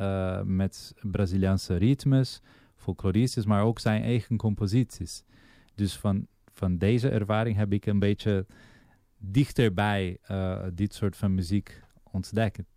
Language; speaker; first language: Dutch; non-native, fluent; Portuguese